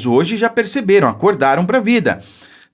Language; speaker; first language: Portuguese; native; Portuguese